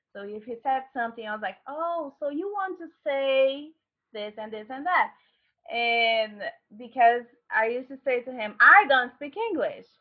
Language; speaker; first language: English; non-native, fluent; Portuguese